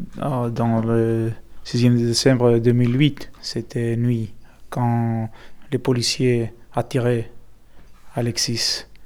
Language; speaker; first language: French; non-native, learner; Greek